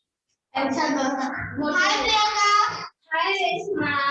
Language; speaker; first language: English; non-native, learner; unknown